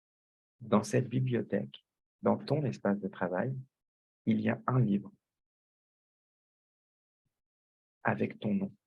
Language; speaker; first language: French; native; French